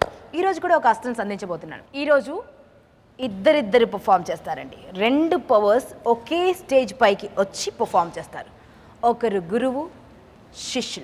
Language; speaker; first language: Telugu; native; Telugu